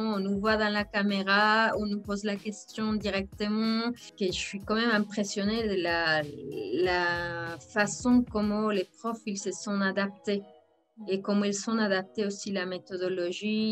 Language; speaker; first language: French; non-native, fluent; Spanish